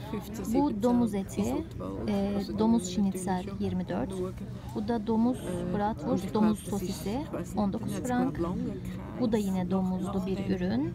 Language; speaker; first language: Turkish; native; Turkish